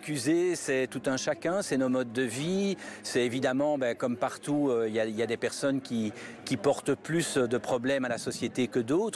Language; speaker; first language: French; native; French